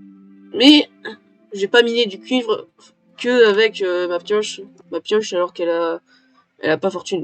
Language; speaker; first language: French; native; French